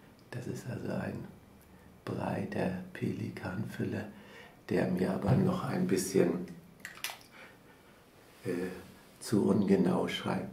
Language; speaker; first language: German; native; German